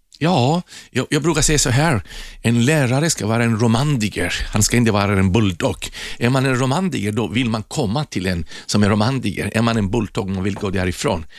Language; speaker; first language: Swedish; non-native, fluent; Greek